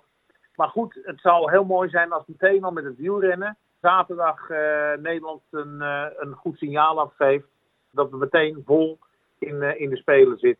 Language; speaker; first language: Dutch; native; Dutch